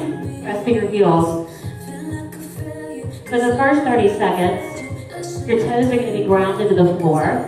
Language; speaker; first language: English; native; English